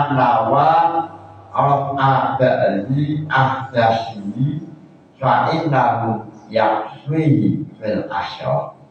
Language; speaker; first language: Arabic; non-native, fluent; Indonesian